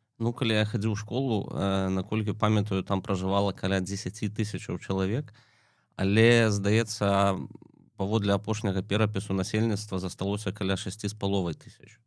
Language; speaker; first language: Belarusian; native; Belarusian